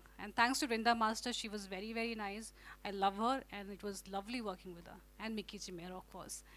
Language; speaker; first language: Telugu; non-native, fluent; Hindi